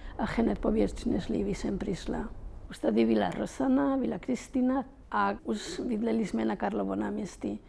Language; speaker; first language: Czech; non-native, fluent; Spanish